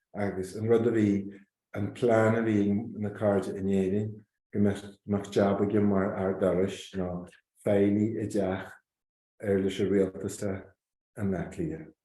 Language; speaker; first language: Irish; native; Irish